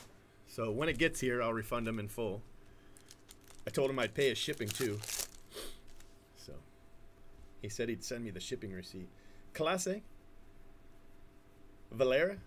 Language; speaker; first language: English; native; English